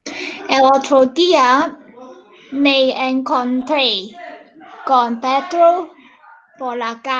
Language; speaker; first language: Spanish; non-native, learner; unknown